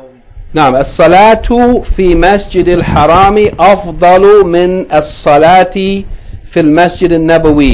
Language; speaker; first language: Arabic; non-native, fluent; English